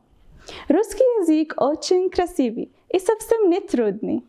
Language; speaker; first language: Russian; non-native, fluent; Arabic